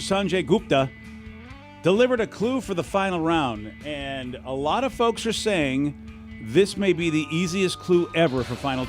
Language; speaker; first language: English; native; English